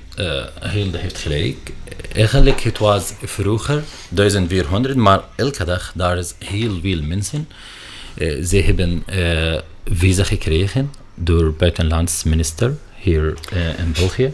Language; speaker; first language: Dutch; non-native, learner; Arabic